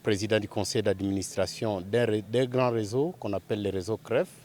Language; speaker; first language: French; non-native, local second language; Swahili